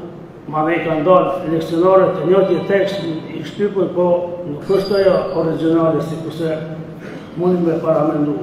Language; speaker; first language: Albanian; native; Albanian